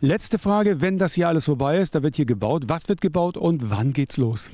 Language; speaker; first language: German; native; German